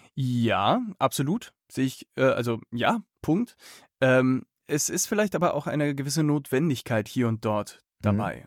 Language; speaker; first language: German; native; German